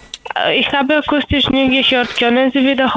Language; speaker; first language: German; non-native, learner; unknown